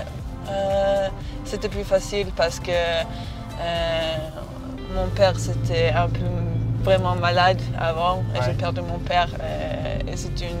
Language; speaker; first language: French; non-native, learner; Serbian